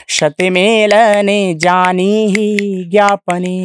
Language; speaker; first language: Hindi; native; Hindi